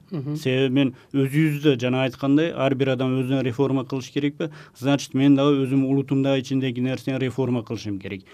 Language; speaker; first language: Kyrgyz; non-native, local second language; Uzbek